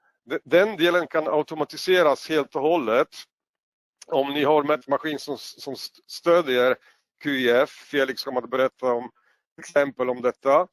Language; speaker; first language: Swedish; non-native, fluent; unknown